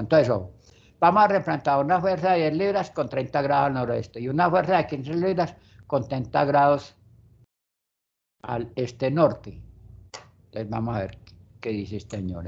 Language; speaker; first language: Spanish; native; Spanish